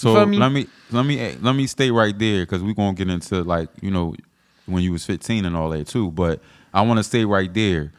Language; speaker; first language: English; native; English